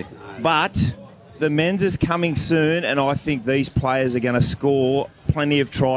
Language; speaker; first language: English; native; English